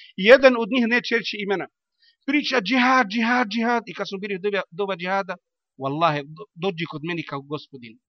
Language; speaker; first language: Bosnian; non-native, learner; Arabic